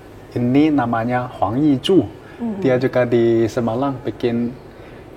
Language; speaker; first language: Indonesian; non-native, learner; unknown